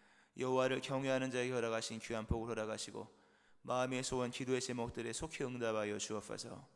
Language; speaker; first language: Korean; native; Korean